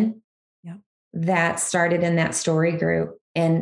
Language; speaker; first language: English; native; English